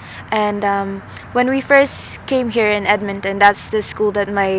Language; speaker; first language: English; non-native, local second language; Filipino